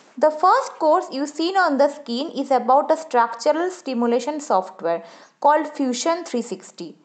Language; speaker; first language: English; non-native, local second language; Bangla